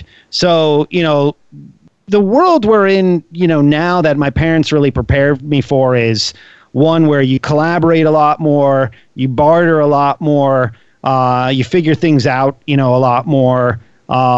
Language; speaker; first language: English; native; English